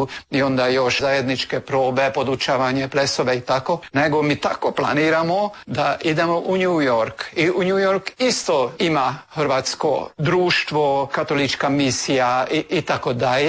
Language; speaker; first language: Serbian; early bilingual, heritage; Serbian